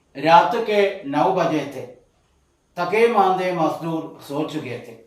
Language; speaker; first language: Hindi; non-native, local second language; Malayalam